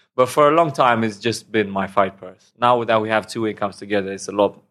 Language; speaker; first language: English; non-native, fluent; Romanian